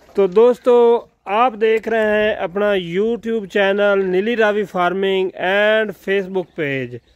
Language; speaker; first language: Urdu; non-native, local second language; Punjabi